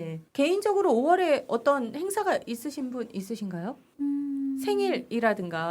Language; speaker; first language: Korean; native; Korean